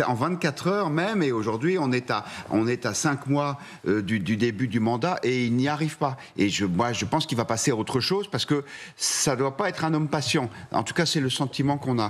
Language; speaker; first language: French; native; French